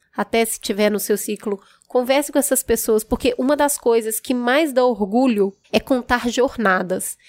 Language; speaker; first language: Portuguese; native; Portuguese